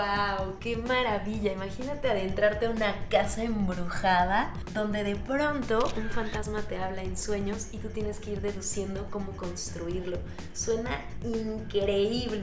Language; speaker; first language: Spanish; native; Spanish